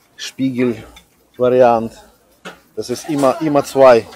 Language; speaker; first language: German; non-native, learner; Russian